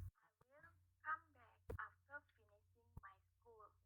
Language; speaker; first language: English; non-native, learner; Indonesian